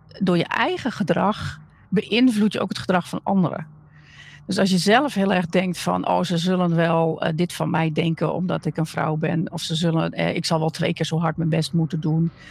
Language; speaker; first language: Dutch; native; Dutch